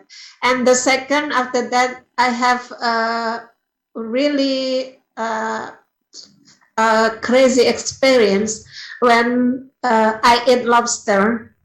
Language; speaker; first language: English; non-native, learner; Indonesian